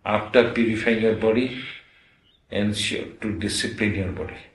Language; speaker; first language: English; non-native, local second language; Odia